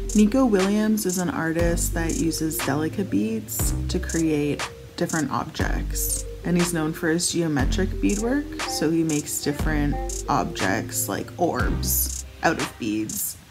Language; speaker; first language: English; native; English